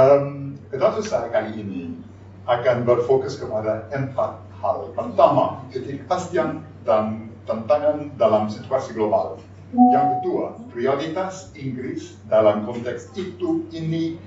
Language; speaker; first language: Indonesian; non-native, fluent; English